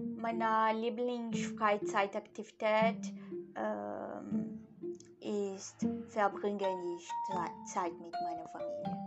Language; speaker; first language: German; non-native, learner; Portuguese